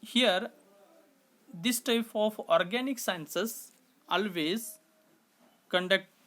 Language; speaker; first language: English; non-native, local second language; Kannada